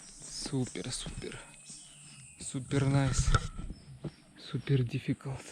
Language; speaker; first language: English; non-native, learner; Russian